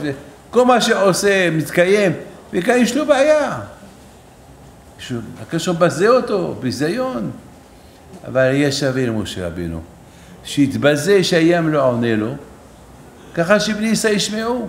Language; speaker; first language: Hebrew; non-native, fluent; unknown